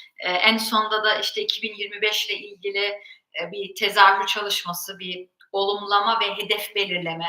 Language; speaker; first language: Turkish; early bilingual, heritage; Turkish